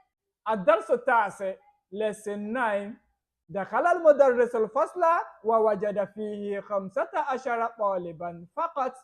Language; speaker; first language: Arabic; non-native, fluent; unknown